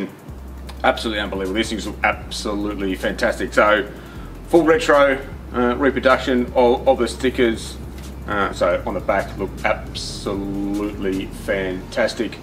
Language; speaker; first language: English; native; English